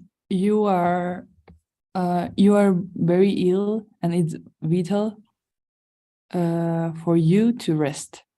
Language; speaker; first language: English; non-native, learner; Spanish